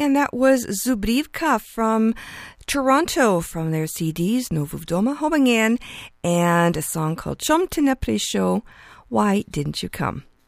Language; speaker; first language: English; early bilingual, other home language; Ukrainian